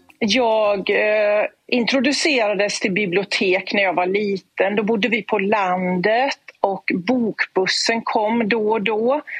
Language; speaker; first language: Swedish; native; Swedish